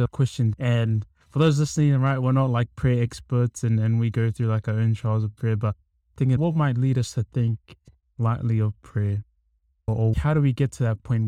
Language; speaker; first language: English; native; English